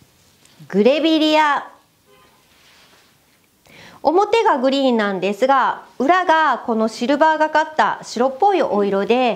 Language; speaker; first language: Japanese; native; Japanese